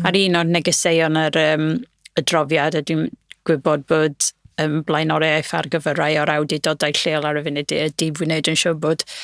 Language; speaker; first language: Welsh; non-native, local second language; English